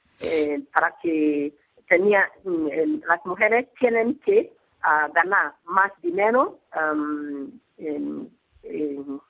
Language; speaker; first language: Spanish; non-native, learner; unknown